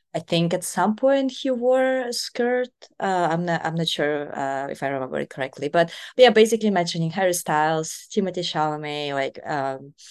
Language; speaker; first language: English; non-native, fluent; Kazakh